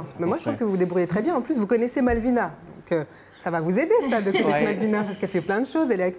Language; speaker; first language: French; native; French